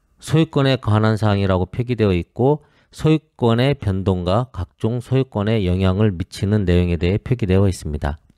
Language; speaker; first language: Korean; native; Korean